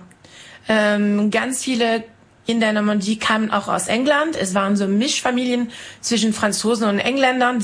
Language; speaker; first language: German; non-native, fluent; French